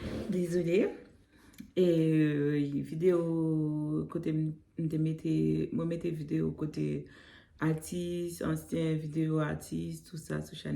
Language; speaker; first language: French; non-native, learner; Haitian Creole